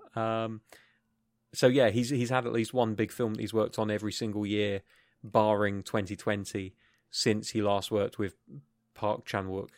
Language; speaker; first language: English; native; English